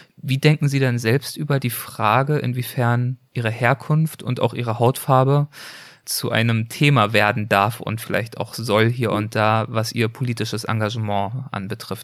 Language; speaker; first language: German; native; German